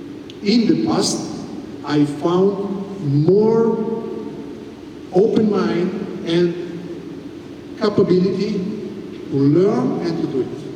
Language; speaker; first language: English; non-native, fluent; Italian